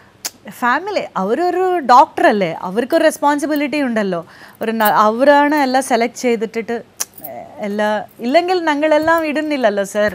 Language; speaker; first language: Malayalam; non-native, fluent; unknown